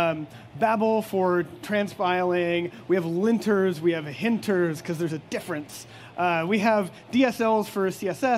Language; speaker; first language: English; native; English